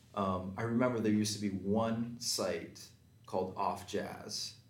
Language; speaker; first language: English; native; English